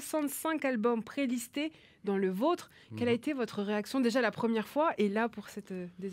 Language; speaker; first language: French; native; French